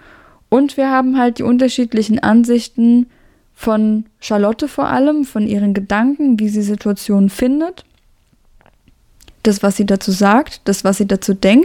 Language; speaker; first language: German; native; German